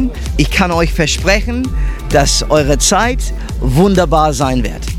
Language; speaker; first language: German; non-native, fluent; English